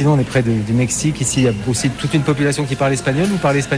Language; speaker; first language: French; native; French